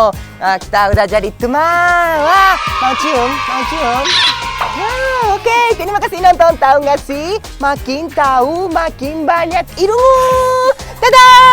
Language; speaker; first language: Indonesian; non-native, learner; Japanese